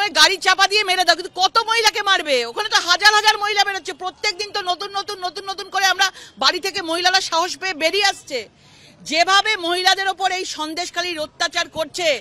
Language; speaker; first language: Bangla; native; Bangla